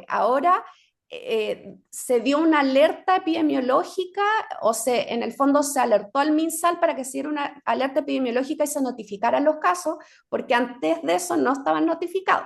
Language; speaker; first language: Spanish; native; Spanish